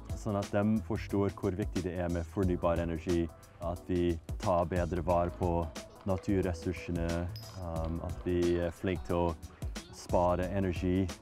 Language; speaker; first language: Norwegian; non-native, fluent; English